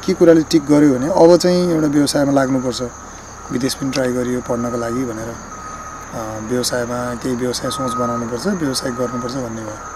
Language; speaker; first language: Nepali; native; Nepali